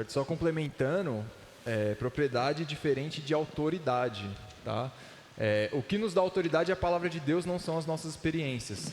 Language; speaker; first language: Portuguese; native; Portuguese